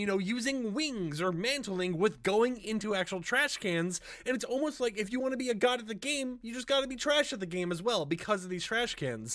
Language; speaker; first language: English; native; English